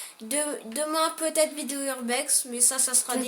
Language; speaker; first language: French; native; French